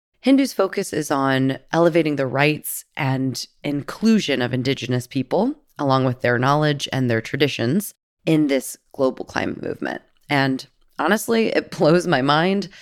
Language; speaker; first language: English; native; English